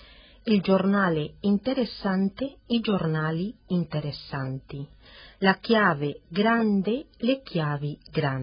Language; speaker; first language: Italian; non-native, fluent; Spanish